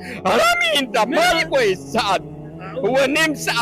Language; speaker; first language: Arabic; non-native, learner; Bangla